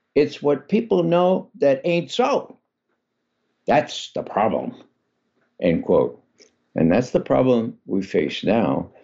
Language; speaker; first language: English; native; English